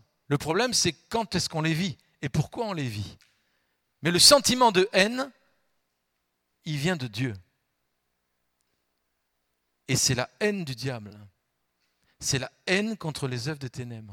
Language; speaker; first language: French; native; French